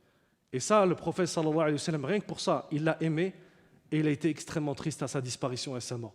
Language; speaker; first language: French; native; French